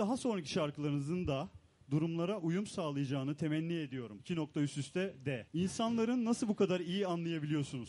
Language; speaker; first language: Turkish; native; Turkish